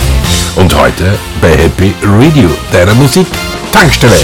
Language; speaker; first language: German; native; German